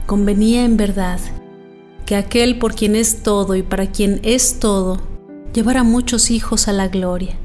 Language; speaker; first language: Spanish; native; Spanish